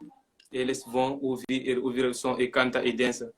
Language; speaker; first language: Portuguese; non-native, learner; Mandingo